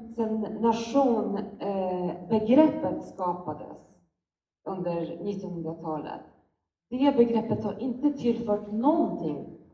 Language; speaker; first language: Swedish; non-native, fluent; Polish